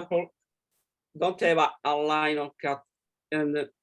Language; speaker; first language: English; non-native, learner; Italian